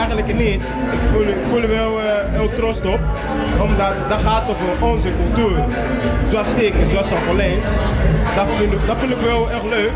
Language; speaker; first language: Dutch; non-native, learner; Portuguese